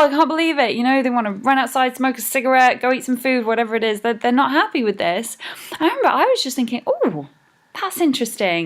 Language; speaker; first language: English; native; English